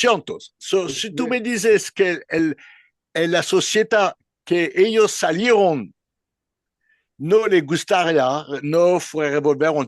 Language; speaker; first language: Spanish; non-native, learner; French